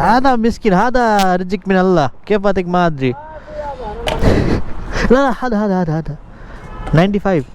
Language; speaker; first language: Arabic; non-native, learner; Bangla